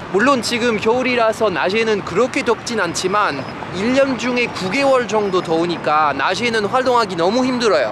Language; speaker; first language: Korean; non-native, fluent; French